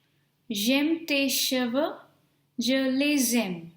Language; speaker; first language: French; non-native, fluent; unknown